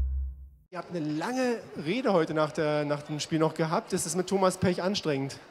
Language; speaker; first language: German; native; German